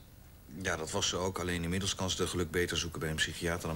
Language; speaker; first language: Dutch; native; Dutch